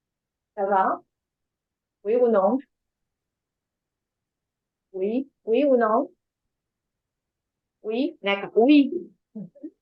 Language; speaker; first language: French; non-native, fluent; Chinese